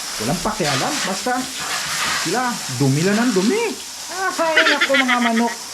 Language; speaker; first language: Filipino; native; Filipino